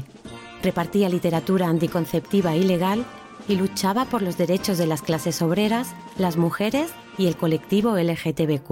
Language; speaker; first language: Spanish; native; Spanish